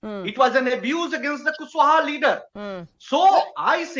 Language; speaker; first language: English; non-native, local second language; Hindi